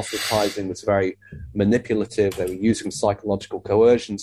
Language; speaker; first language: English; native; English